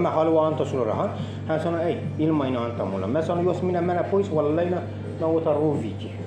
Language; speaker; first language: Finnish; non-native, learner; Turkish